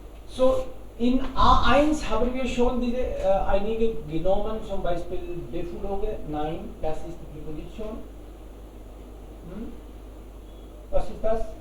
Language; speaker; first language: German; non-native, fluent; Hindi